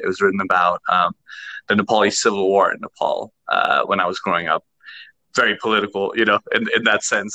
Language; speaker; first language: English; non-native, local second language; Nepali